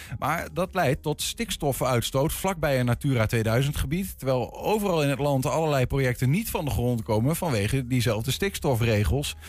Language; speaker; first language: Dutch; native; Dutch